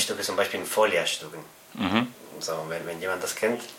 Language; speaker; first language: German; non-native, fluent; Spanish